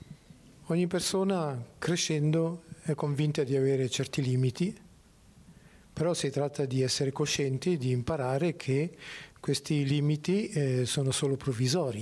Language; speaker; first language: Italian; native; Italian